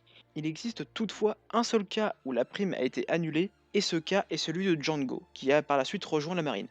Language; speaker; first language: French; native; French